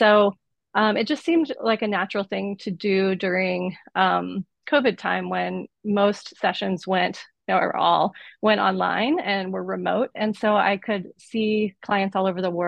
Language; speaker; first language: English; native; English